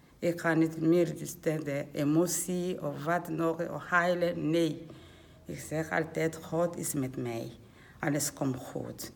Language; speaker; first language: Dutch; non-native, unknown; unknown